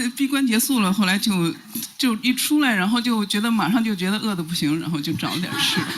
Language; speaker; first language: Chinese; native; Chinese